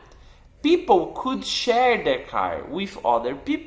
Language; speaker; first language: English; non-native, fluent; Portuguese